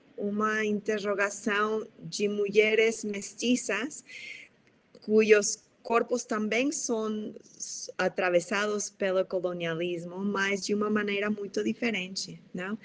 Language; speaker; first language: Portuguese; non-native, fluent; Spanish